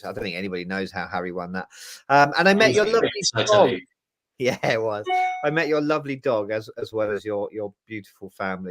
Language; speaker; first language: English; native; English